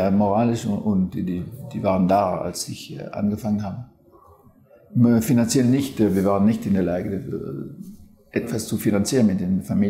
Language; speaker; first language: German; non-native, fluent; French